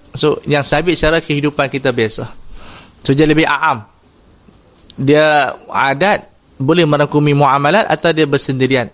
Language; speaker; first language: Malay; native; Malay